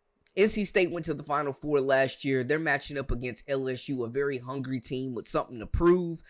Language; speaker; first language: English; native; English